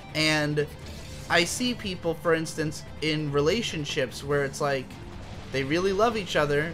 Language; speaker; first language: English; native; English